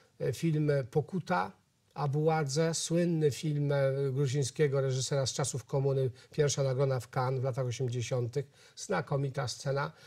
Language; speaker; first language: Polish; native; Polish